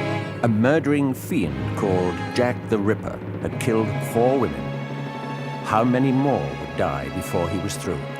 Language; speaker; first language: English; native; English